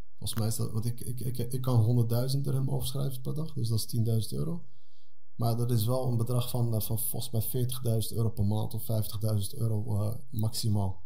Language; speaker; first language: Dutch; early bilingual, other home language; Arabic